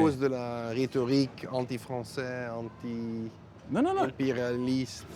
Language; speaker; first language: French; non-native, fluent; Dutch